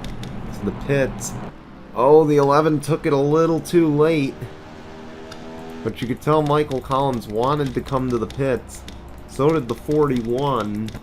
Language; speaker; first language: English; native; English